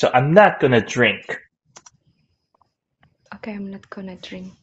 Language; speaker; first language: English; non-native, learner; Indonesian